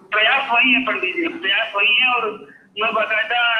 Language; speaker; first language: Hindi; native; Hindi